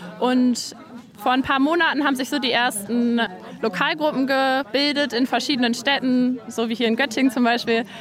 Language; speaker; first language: German; native; German